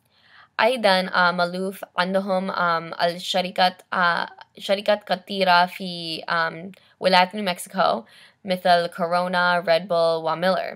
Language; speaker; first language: Arabic; non-native, learner; English